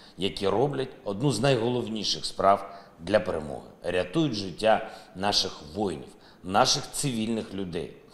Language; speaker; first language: Ukrainian; non-native, local second language; Russian